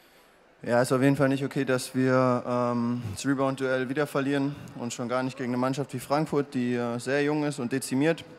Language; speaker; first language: German; native; German